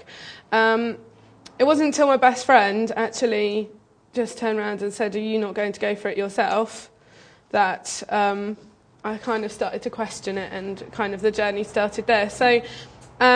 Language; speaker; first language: English; native; English